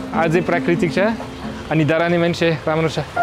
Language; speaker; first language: Nepali; non-native, learner; French